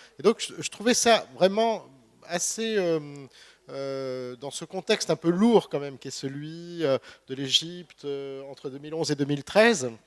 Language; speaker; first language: French; native; French